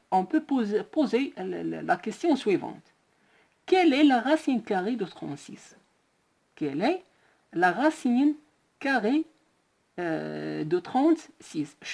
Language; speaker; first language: French; non-native, local second language; Arabic